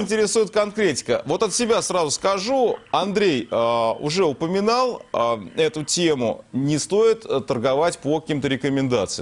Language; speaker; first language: Russian; native; Russian